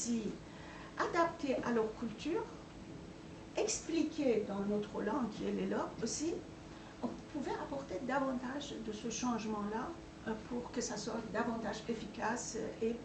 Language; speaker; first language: French; non-native, fluent; Persian